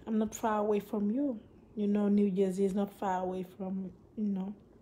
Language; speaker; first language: English; non-native, learner; Wolof